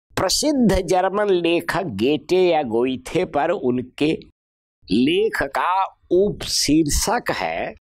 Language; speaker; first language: Hindi; native; Hindi